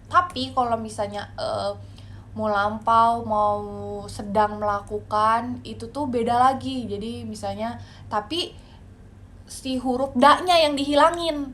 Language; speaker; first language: Indonesian; native; Indonesian